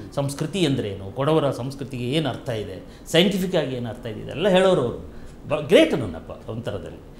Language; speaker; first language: Kannada; non-native, local second language; Kodava